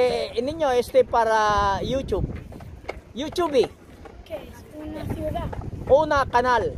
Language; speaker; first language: Spanish; non-native, learner; Filipino